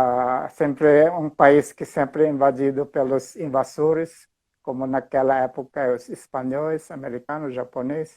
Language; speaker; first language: Portuguese; non-native, fluent; Filipino